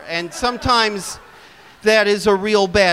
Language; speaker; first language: English; native; English